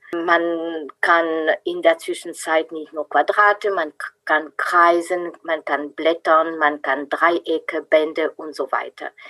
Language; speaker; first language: German; non-native, fluent; French